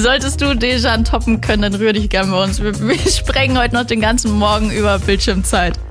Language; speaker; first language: German; native; German